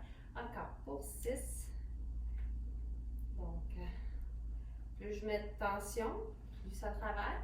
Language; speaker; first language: French; native; French